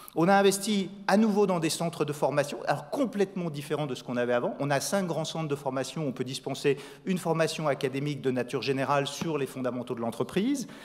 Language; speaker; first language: French; native; French